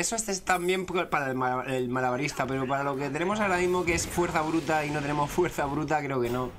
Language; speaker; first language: Spanish; native; Spanish